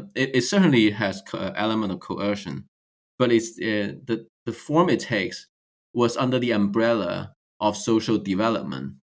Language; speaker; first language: English; non-native, fluent; Chinese